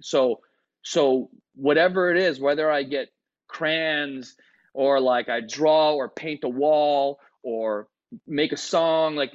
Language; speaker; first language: English; early bilingual, other home language; Greek